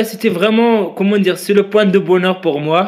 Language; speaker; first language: French; non-native, learner; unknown